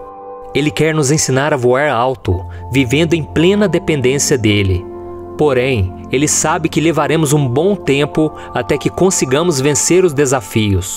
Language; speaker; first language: Portuguese; native; Portuguese